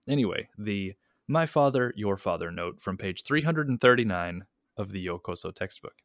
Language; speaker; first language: English; native; English